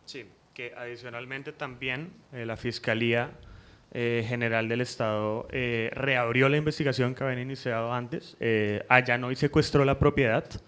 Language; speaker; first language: Spanish; native; Spanish